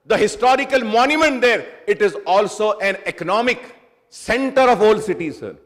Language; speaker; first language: English; non-native, local second language; Urdu